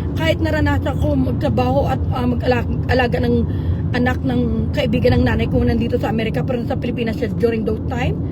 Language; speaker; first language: Filipino; native; Filipino